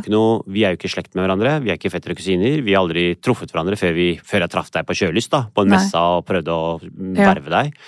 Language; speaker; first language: Norwegian; early bilingual, other home language; Punjabi